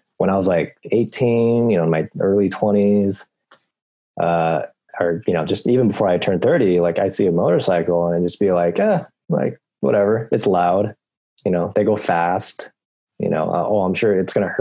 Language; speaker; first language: English; native; English